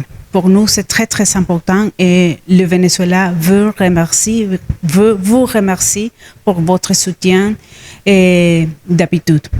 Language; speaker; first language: French; non-native, fluent; Spanish